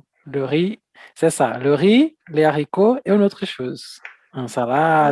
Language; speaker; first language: French; non-native, fluent; Portuguese